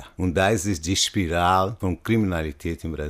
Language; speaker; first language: German; non-native, fluent; Portuguese